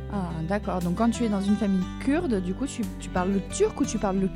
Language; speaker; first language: French; native; French